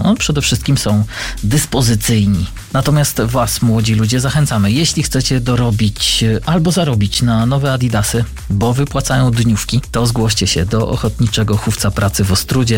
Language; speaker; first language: Polish; native; Polish